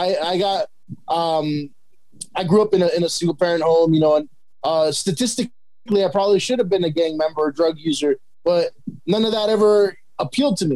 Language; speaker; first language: English; native; English